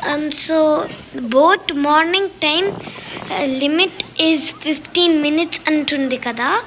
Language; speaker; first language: Telugu; early bilingual, heritage; Telugu